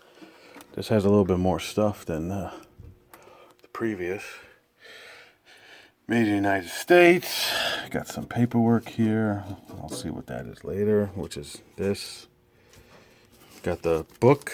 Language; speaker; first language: English; native; English